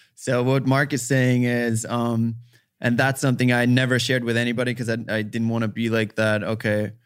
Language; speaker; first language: English; non-native, fluent; German